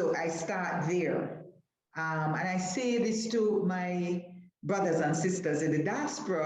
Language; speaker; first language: English; native; English